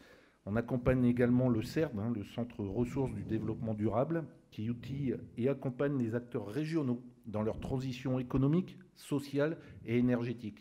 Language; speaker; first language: French; native; French